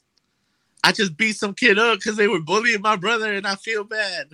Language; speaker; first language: English; native; English